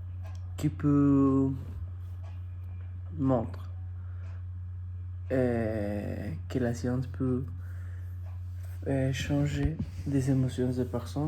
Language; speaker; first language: French; non-native, fluent; Spanish